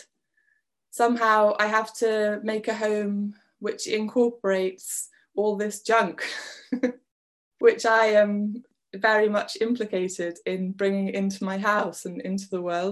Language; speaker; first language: English; native; English